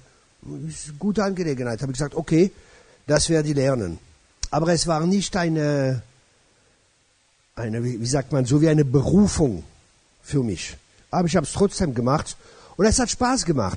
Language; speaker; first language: German; non-native, fluent; French